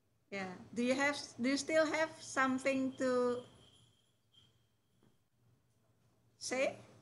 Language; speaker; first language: English; non-native, fluent; Indonesian